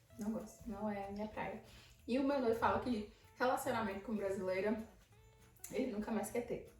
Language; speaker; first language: Portuguese; native; Portuguese